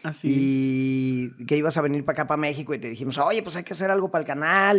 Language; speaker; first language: Spanish; native; Spanish